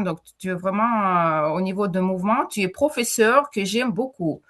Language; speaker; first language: French; non-native, fluent; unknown